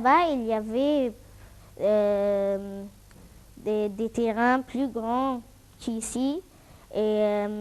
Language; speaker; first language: French; non-native, fluent; Arabic